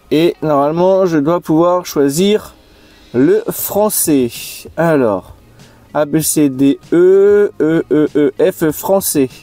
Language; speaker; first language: French; native; French